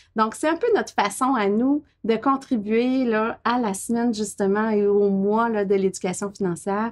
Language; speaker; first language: French; native; French